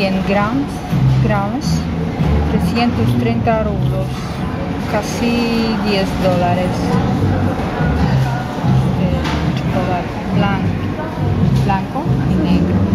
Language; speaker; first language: Spanish; non-native, fluent; Russian